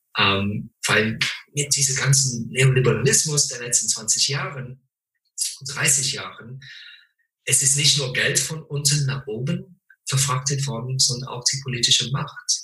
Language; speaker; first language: German; non-native, fluent; English